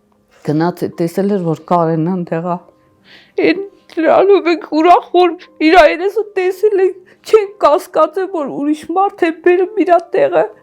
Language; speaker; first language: Armenian; native; Armenian